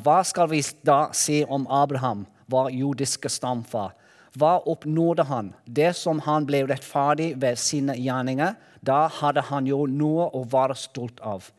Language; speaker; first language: Norwegian; non-native, learner; Welsh